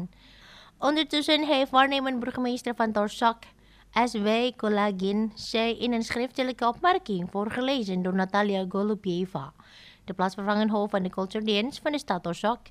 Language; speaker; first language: Dutch; non-native, fluent; Indonesian